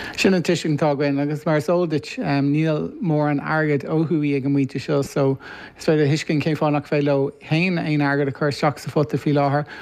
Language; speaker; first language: Irish; non-native, local second language; English